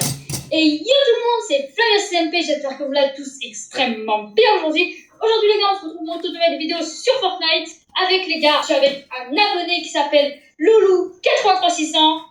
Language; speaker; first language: French; native; French